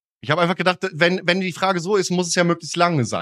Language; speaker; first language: German; native; German